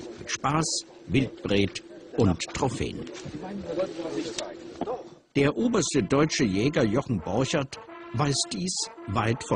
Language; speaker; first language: German; native; German